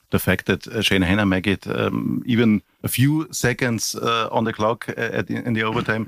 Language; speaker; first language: English; non-native, fluent; German